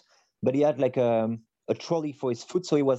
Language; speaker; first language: English; non-native, fluent; French